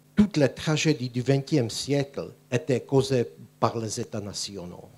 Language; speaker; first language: French; non-native, fluent; Czech